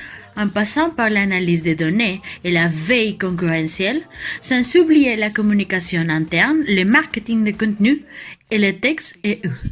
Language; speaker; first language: French; non-native, fluent; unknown